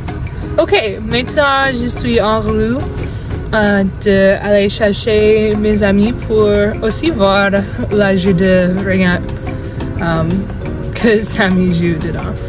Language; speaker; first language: French; non-native, local second language; English